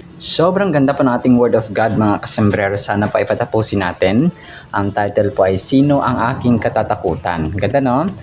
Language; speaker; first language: Filipino; non-native, local second language; Hiligaynon